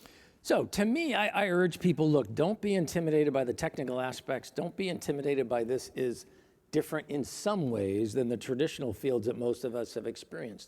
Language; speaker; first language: English; native; English